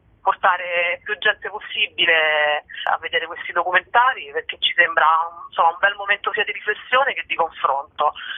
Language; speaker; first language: Italian; native; Italian